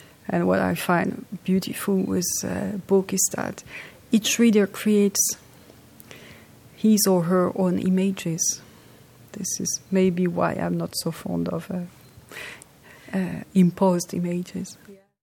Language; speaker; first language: English; non-native, fluent; French